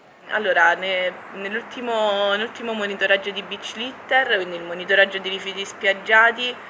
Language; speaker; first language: Italian; native; Italian